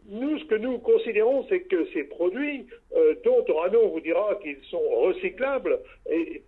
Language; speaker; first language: French; native; French